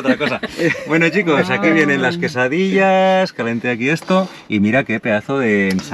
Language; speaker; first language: Spanish; native; Spanish